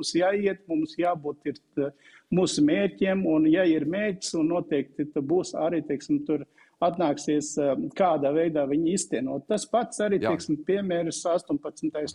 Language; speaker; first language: Latvian; non-native, fluent; Uzbek